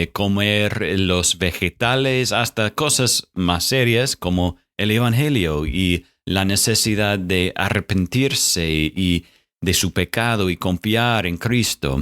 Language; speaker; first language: Spanish; non-native, fluent; English